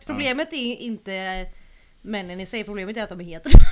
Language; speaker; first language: Swedish; native; Swedish